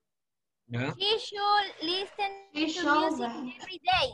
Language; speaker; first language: English; non-native, learner; Spanish